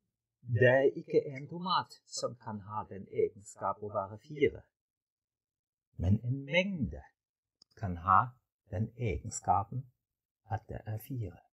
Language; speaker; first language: Norwegian; non-native, fluent; German